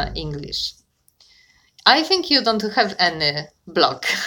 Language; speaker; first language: English; non-native, fluent; Polish